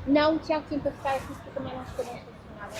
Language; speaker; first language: Portuguese; native; Portuguese